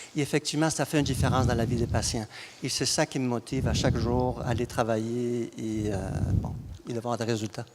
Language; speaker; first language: French; non-native, fluent; Spanish